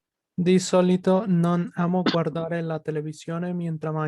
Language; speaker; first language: Italian; non-native, learner; Spanish